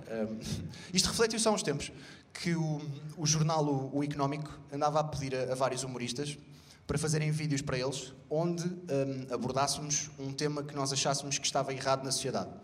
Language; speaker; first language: Portuguese; native; Portuguese